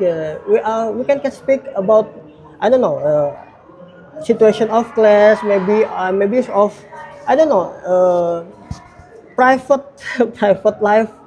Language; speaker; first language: English; non-native, learner; Indonesian